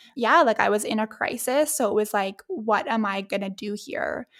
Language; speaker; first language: English; native; English